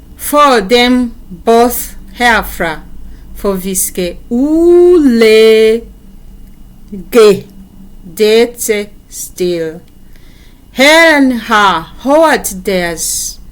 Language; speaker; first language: Danish; non-native, learner; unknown